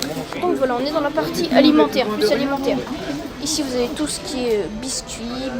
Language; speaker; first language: French; native; French